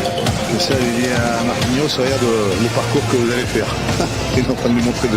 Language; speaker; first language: French; native; French